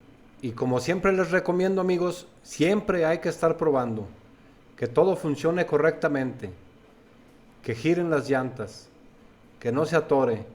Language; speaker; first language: Spanish; native; Spanish